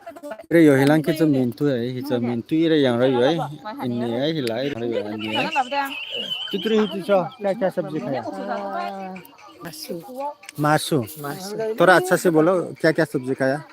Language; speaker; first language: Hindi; non-native, local second language; Bodo